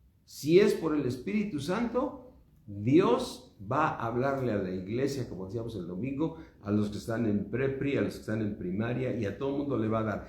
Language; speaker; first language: Spanish; native; Spanish